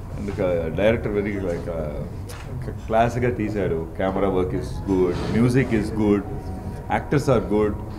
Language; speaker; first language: Telugu; non-native, learner; Tamil